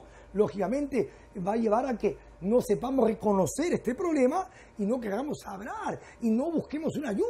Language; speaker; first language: Spanish; native; Spanish